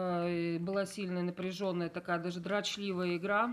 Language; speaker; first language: Russian; native; Russian